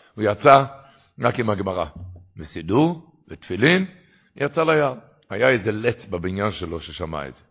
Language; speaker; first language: Hebrew; non-native, local second language; Yiddish